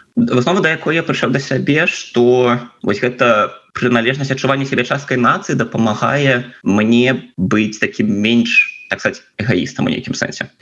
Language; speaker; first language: Belarusian; non-native, local second language; Russian